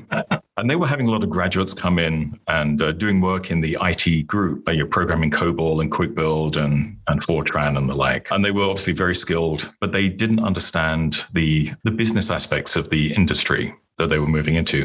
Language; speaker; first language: English; native; English